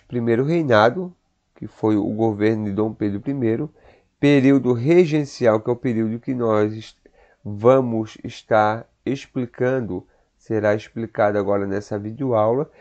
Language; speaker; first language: Portuguese; native; Portuguese